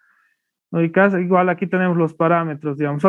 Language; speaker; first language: Spanish; native; Spanish